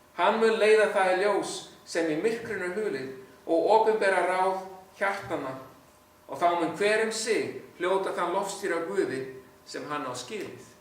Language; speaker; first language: Icelandic; non-native, fluent; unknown